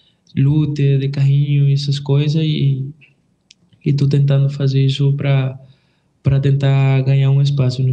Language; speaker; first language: Portuguese; non-native, fluent; Spanish